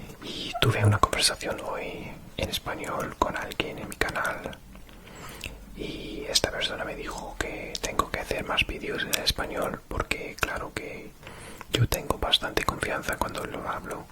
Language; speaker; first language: Spanish; non-native, fluent; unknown